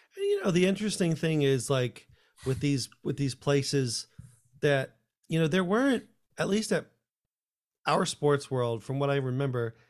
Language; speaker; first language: English; native; English